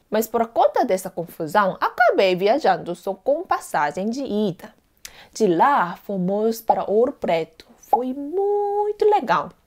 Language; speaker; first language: Portuguese; non-native, fluent; Korean